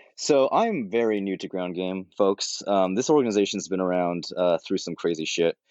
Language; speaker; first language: English; native; English